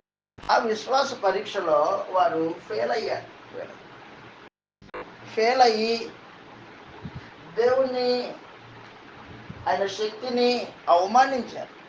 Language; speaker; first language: Telugu; native; Telugu